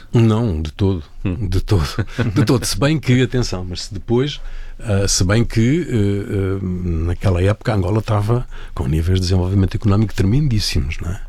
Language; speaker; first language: Portuguese; native; Portuguese